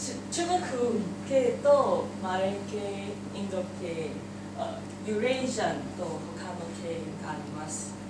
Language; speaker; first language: Japanese; non-native, learner; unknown